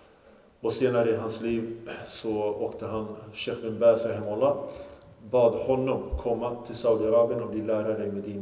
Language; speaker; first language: Swedish; non-native, local second language; Arabic